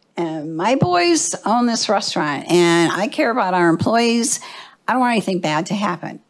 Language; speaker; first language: English; native; English